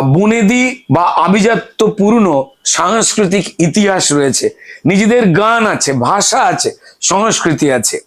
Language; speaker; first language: Bangla; native; Bangla